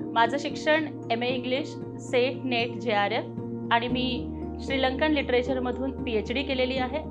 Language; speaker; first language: Marathi; non-native, local second language; Telugu